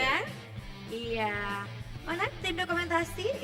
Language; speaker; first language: Indonesian; native; Indonesian